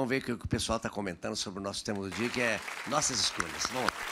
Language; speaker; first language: Portuguese; native; Portuguese